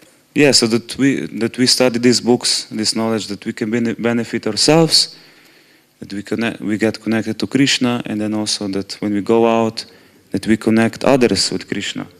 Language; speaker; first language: English; non-native, fluent; Slovenian